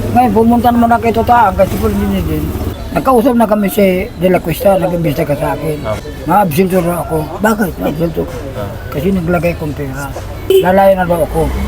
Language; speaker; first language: Filipino; non-native, local second language; Waray